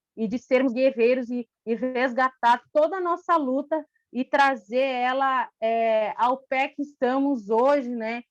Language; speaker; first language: Portuguese; non-native, local second language; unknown